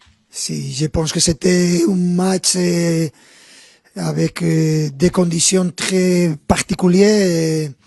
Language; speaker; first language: French; non-native, fluent; Spanish